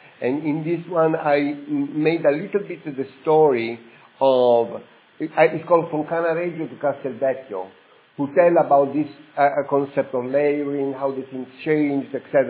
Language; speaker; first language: English; non-native, fluent; Italian